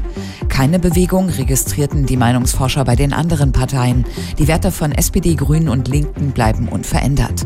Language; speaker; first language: German; native; German